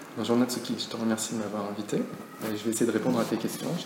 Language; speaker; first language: French; native; French